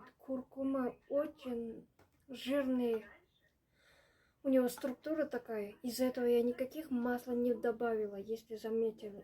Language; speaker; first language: Russian; non-native, local second language; Uzbek